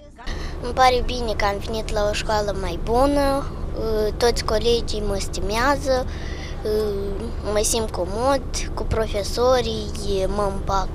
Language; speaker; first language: Romanian; non-native, local second language; Russian